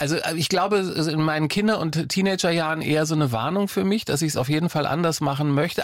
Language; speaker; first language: German; native; German